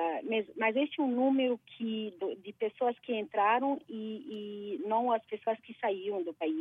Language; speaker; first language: Portuguese; non-native, fluent; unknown